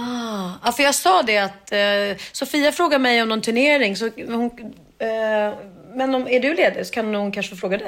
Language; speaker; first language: Swedish; native; Swedish